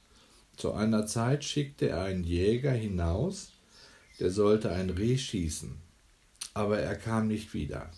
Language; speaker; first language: German; native; German